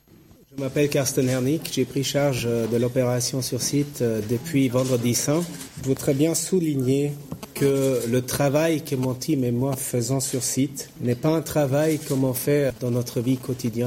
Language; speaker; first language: French; non-native, fluent; German